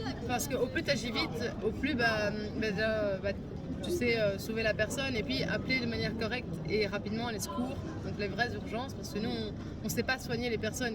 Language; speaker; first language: French; native; French